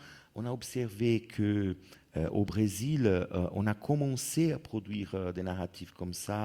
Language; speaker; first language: French; non-native, fluent; Portuguese